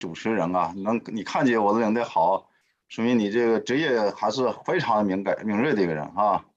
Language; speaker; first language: Chinese; native; Chinese